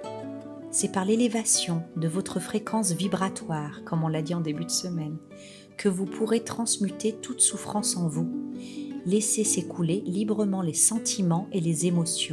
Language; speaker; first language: French; native; French